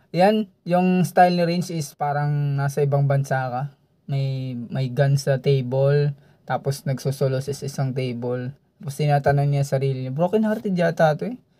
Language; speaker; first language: Filipino; non-native, local second language; Cebuano